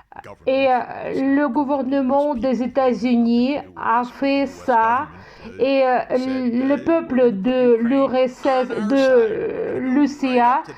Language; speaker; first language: French; non-native, fluent; Russian